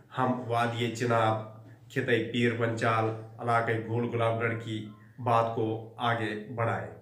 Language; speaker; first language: Hindi; non-native, local second language; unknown